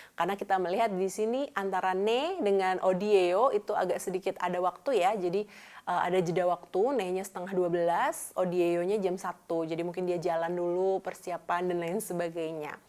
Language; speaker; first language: Indonesian; native; Indonesian